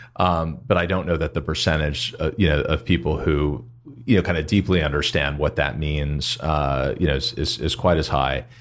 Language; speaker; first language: English; native; English